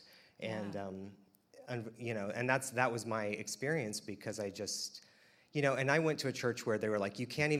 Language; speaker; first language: English; native; English